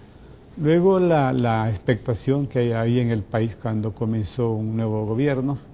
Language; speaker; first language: Spanish; native; Spanish